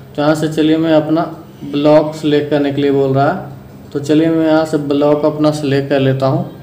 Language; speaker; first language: Hindi; native; Hindi